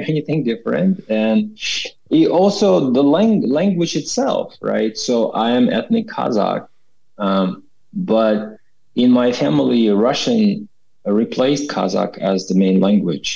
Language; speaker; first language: English; non-native, fluent; Russian